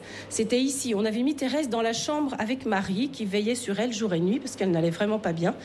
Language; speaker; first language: French; native; French